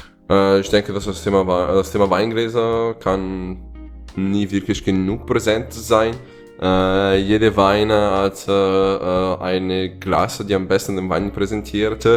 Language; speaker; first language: German; non-native, fluent; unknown